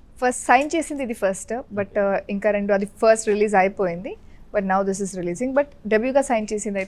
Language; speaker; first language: Telugu; non-native, local second language; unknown